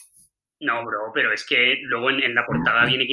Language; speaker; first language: Spanish; native; Spanish